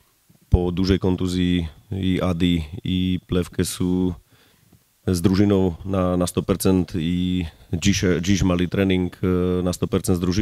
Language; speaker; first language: Polish; non-native, learner; Slovak